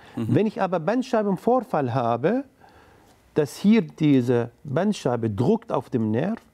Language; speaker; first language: German; non-native, fluent; Arabic